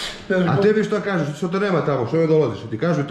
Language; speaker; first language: Serbian; native; Serbian